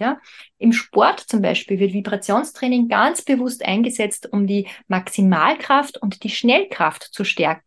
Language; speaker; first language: German; native; German